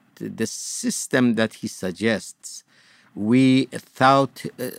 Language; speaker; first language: English; non-native, fluent; Persian